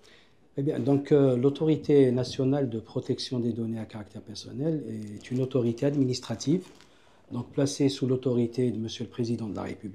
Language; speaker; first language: French; non-native, local second language; Arabic